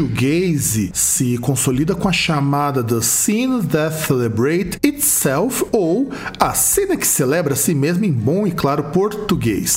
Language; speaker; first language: Portuguese; native; Portuguese